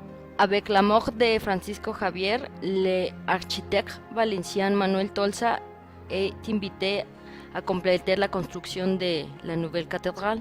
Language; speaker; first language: French; non-native, learner; Spanish